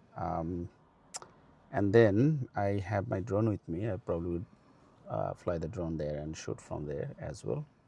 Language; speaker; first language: English; non-native, local second language; Bangla